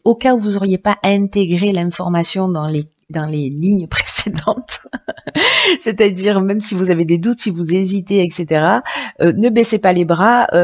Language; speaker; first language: French; native; French